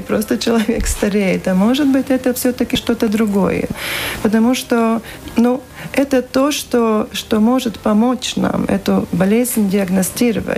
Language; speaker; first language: Russian; non-native, local second language; Latvian